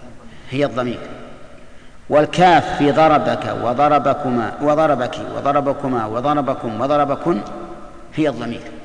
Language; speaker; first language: Arabic; native; Arabic